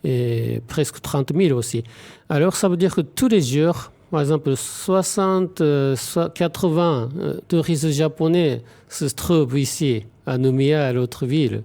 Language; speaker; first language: French; non-native, fluent; Japanese